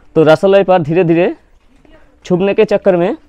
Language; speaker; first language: Hindi; non-native, local second language; Bangla